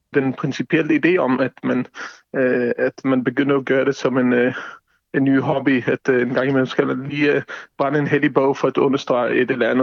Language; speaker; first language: Danish; non-native, fluent; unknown